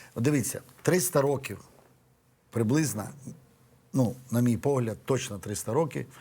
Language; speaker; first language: Ukrainian; native; Ukrainian